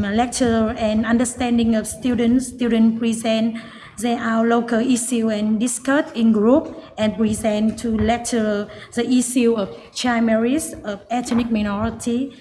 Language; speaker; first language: English; non-native, learner; Vietnamese